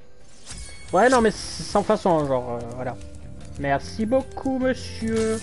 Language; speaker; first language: French; native; French